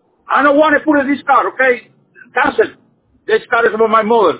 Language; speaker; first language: English; non-native, learner; Spanish